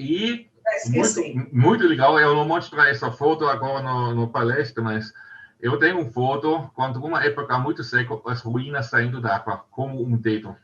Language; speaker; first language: Portuguese; non-native, learner; German